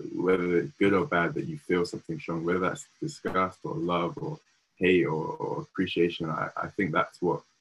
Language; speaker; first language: English; native; English